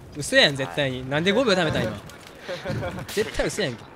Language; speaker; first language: Japanese; native; Japanese